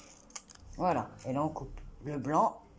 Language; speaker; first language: French; native; French